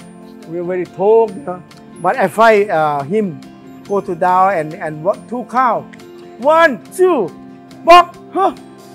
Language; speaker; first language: English; non-native, learner; Thai